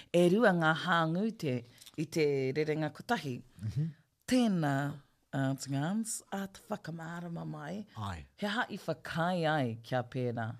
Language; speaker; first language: Māori; non-native, local second language; English